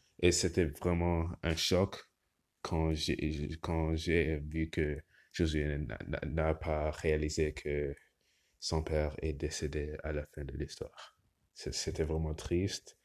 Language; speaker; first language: French; non-native, learner; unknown